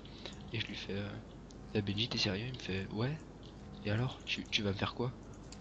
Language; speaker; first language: French; native; French